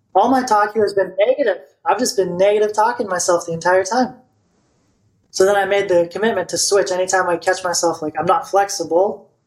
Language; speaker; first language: English; non-native, fluent; Bulgarian